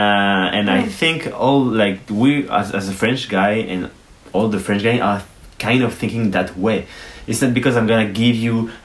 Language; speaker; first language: English; non-native, learner; French